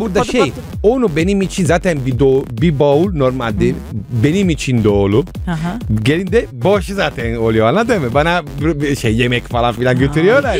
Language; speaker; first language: Turkish; non-native, learner; Italian